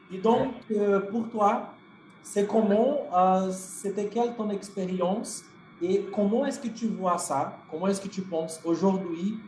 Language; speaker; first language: French; non-native, fluent; Portuguese